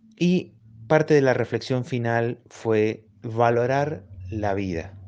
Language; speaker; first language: Spanish; native; Spanish